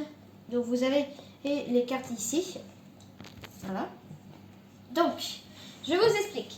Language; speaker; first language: French; native; French